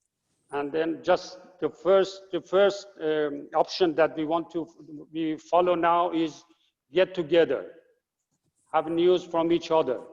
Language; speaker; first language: English; non-native, fluent; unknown